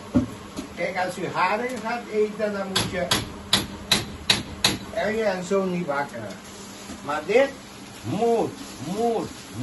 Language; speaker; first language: Dutch; non-native, local second language; Caribbean Hindustani